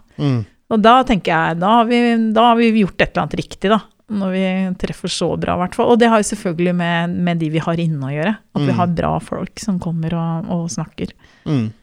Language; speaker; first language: Norwegian; native; Norwegian